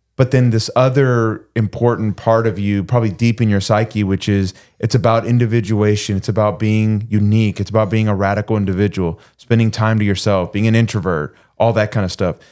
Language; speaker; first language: English; early bilingual, other home language; Spanish